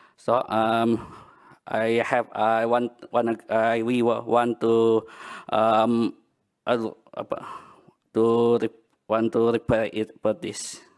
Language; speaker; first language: English; non-native, learner; Banjar